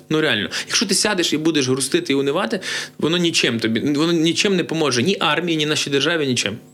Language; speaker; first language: Ukrainian; native; Ukrainian